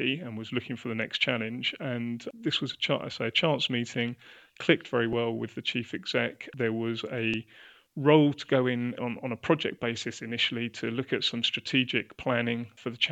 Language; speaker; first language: English; native; English